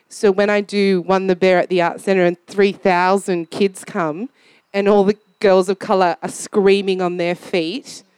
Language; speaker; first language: English; native; English